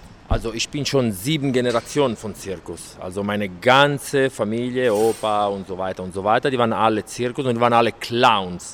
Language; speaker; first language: German; non-native, learner; Italian